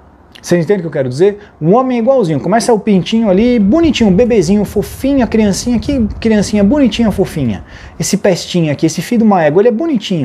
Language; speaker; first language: Portuguese; native; Portuguese